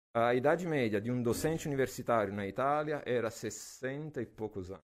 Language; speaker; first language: Portuguese; non-native, fluent; Italian